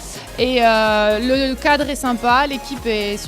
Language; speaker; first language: French; native; French